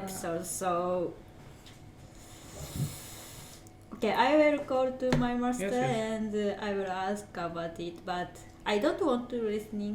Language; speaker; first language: English; non-native, learner; Japanese